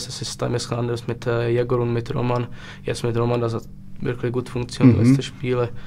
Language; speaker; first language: German; non-native, learner; Czech